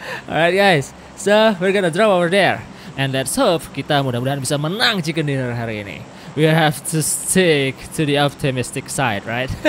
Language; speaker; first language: English; non-native, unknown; Indonesian